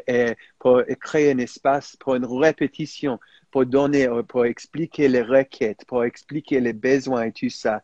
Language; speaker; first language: French; non-native, fluent; English